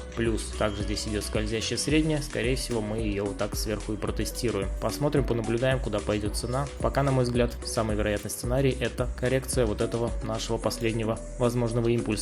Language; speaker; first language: Russian; native; Russian